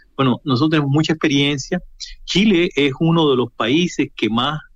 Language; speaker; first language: Spanish; native; Spanish